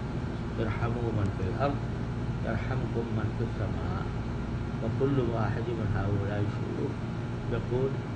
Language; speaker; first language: Arabic; non-native, fluent; Urdu